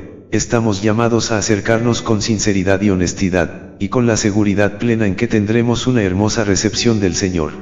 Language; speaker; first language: Spanish; native; Spanish